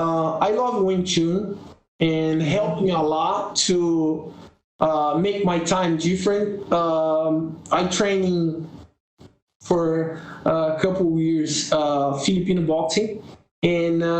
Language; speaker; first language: English; non-native, learner; Portuguese